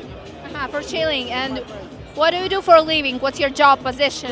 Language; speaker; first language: English; non-native, learner; Ukrainian